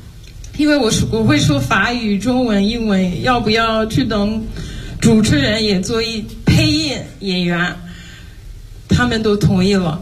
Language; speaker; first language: Chinese; non-native, fluent; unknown